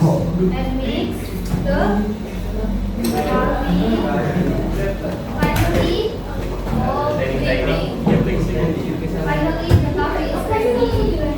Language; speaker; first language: English; non-native, learner; Indonesian